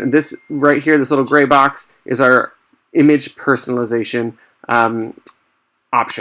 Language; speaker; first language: English; native; English